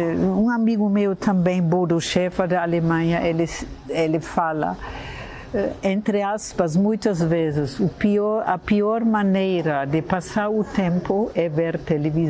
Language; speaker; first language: Portuguese; non-native, fluent; German